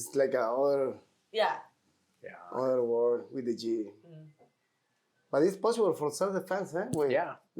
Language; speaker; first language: English; non-native, learner; Spanish